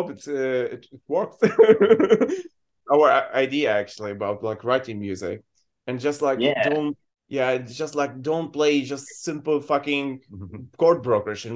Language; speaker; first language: English; non-native, learner; Arabic